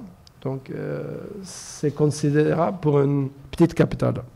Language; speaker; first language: French; non-native, fluent; Norwegian